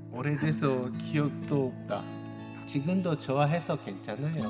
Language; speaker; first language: Korean; non-native, fluent; Japanese